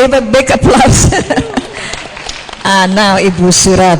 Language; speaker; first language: English; non-native, fluent; Indonesian